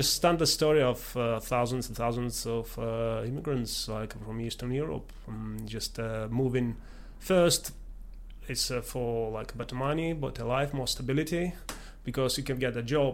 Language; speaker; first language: English; non-native, fluent; Latvian